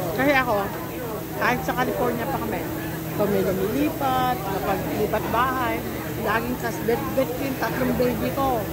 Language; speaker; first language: Filipino; native; Filipino